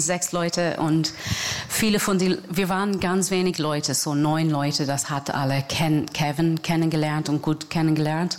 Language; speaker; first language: German; non-native, fluent; English